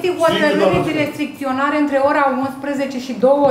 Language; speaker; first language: Romanian; native; Romanian